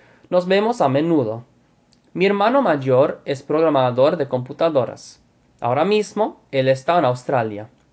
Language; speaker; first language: Spanish; non-native, fluent; English